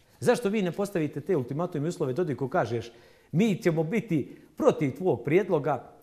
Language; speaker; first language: Serbian; native; Serbian